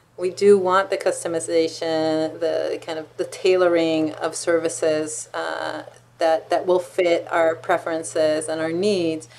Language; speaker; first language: English; non-native, fluent; Hebrew